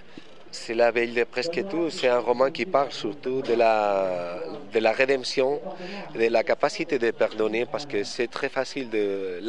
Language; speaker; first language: French; non-native, fluent; Spanish